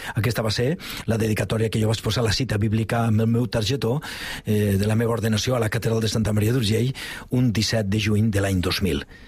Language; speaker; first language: Catalan; native; Catalan